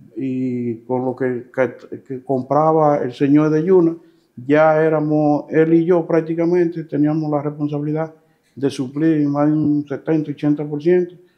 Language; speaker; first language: Spanish; native; Spanish